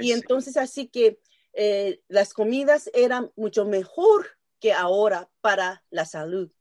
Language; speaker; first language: Spanish; non-native, learner; Japanese